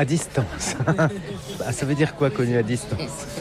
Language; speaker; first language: French; native; French